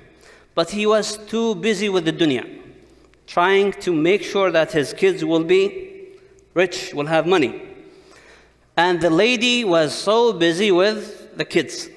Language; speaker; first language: English; non-native, fluent; Arabic